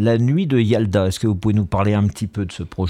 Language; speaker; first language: French; native; French